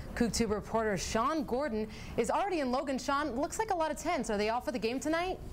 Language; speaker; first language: English; native; English